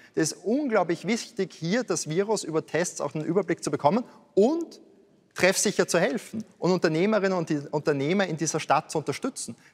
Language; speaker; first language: German; native; German